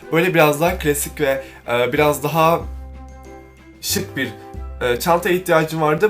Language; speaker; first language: Turkish; native; Turkish